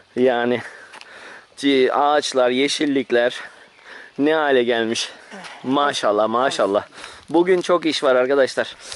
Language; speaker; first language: Turkish; early bilingual, heritage; Turkish